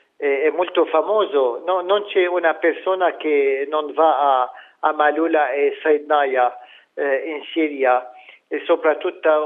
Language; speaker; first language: Italian; non-native, fluent; Arabic